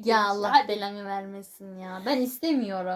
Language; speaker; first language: Turkish; native; Turkish